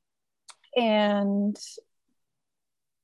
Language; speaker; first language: English; native; English